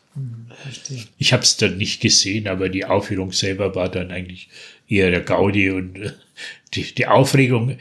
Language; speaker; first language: German; native; German